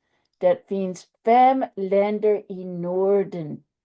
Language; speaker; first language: Swedish; non-native, fluent; English